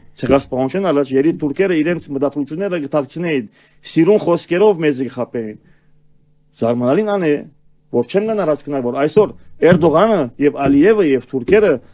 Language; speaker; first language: Armenian; early bilingual, heritage; Armenian